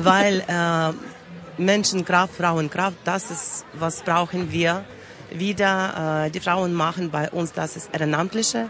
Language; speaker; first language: German; non-native, learner; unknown